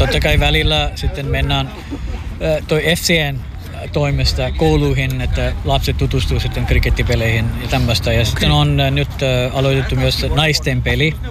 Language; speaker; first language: Finnish; non-native, fluent; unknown